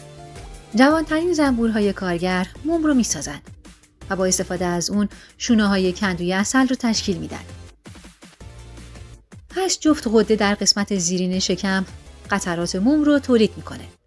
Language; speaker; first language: Persian; native; Persian